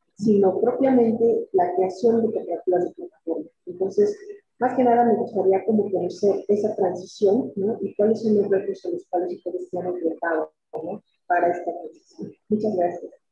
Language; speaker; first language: Spanish; native; Spanish